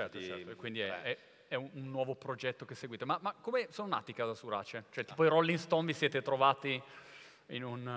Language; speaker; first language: Italian; native; Italian